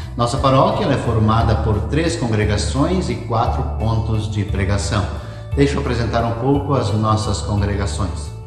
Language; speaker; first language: Portuguese; native; Portuguese